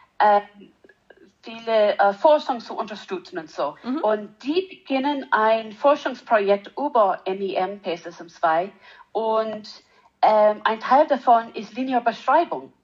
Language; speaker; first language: German; non-native, learner; English